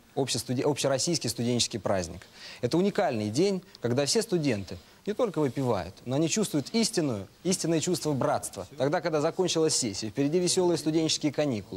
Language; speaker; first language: Russian; native; Russian